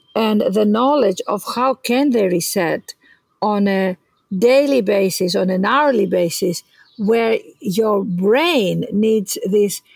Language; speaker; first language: English; non-native, fluent; Greek